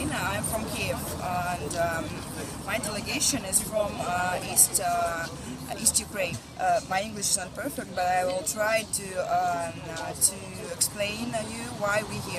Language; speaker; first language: English; non-native, learner; Russian